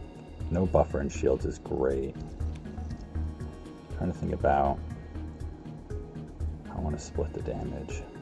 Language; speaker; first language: English; native; English